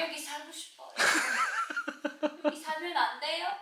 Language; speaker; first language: Korean; non-native, learner; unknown